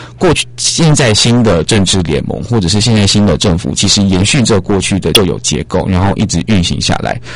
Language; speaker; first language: Chinese; native; Chinese